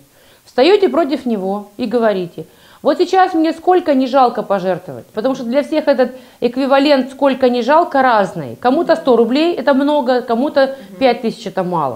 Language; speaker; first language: Russian; native; Russian